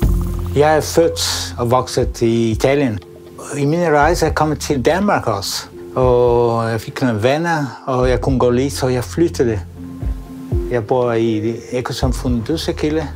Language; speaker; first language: Danish; non-native, fluent; Italian